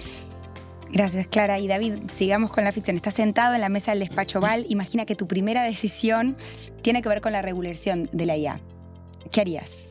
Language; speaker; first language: Spanish; native; Spanish